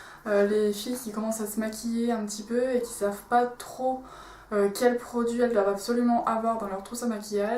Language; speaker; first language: French; native; French